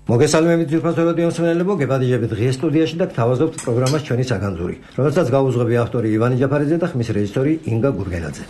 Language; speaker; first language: Georgian; native; Georgian